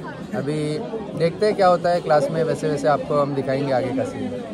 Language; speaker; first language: Hindi; native; Hindi